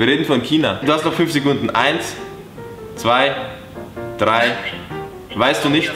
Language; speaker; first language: German; native; German